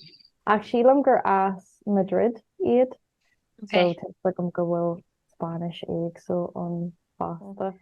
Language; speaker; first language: Irish; non-native, local second language; English